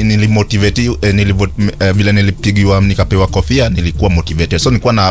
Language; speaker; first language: Swahili; non-native, local second language; Luo (Kenya and Tanzania)